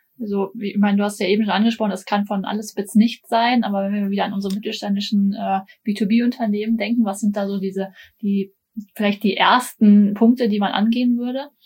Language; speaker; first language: German; native; German